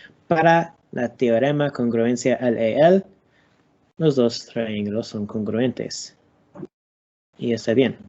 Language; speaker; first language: Spanish; non-native, learner; English